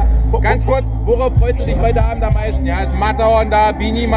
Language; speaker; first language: German; native; German